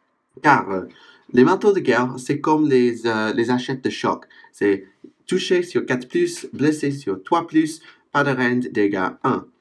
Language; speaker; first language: French; non-native, fluent; English